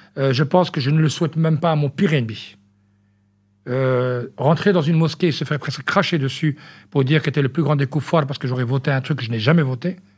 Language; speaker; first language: French; early bilingual, other home language; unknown